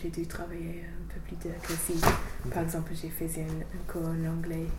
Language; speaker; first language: French; non-native, learner; English